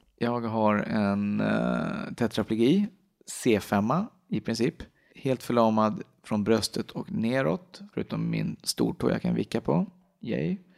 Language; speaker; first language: Swedish; native; Swedish